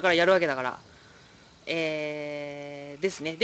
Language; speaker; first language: Japanese; native; Japanese